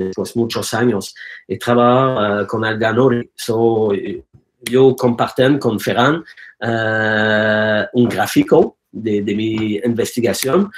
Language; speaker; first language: Spanish; non-native, learner; French